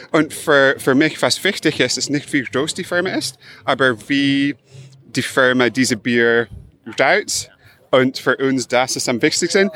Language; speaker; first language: German; non-native, fluent; English